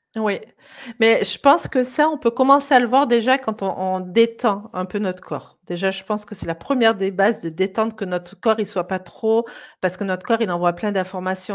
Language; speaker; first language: French; native; French